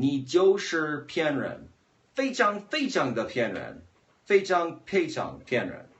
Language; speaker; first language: Chinese; non-native, fluent; English